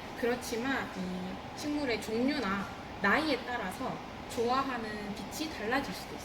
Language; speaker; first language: Korean; native; Korean